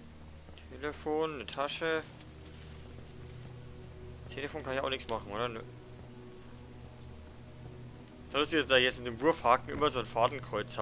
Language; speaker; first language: German; native; German